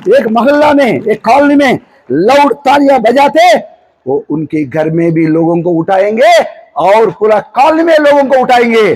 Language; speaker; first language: Hindi; non-native, local second language; Telugu